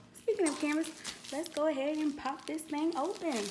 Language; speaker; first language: English; native; English